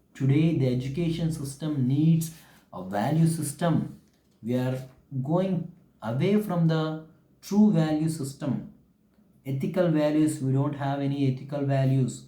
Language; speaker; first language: English; non-native, local second language; Kannada